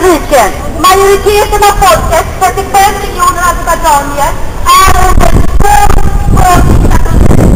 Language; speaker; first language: Swedish; non-native, fluent; Azerbaijani